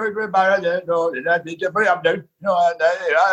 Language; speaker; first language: English; native; English